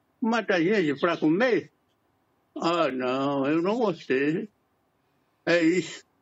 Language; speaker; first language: Portuguese; non-native, local second language; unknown